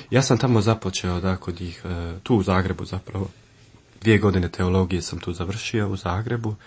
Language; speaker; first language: Croatian; early bilingual, heritage; Croatian